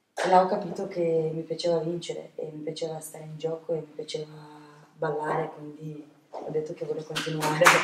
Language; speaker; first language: Italian; non-native, fluent; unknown